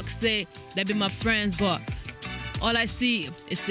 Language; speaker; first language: English; non-native, local second language; Yoruba